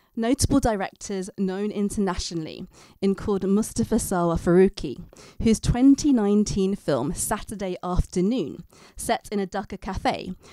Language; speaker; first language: English; native; English